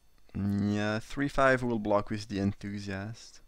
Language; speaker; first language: English; non-native, fluent; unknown